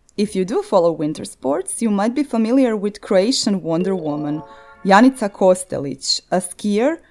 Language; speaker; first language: English; non-native, fluent; Croatian